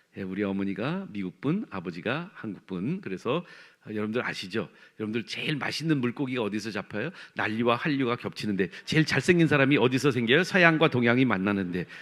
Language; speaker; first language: Korean; native; Korean